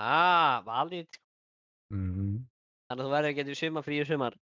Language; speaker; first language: Icelandic; native; Icelandic